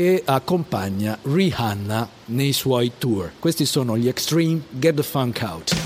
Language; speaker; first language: Italian; native; Italian